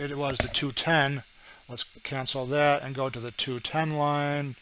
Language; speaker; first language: English; native; English